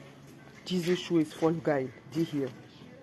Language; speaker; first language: German; non-native, fluent; French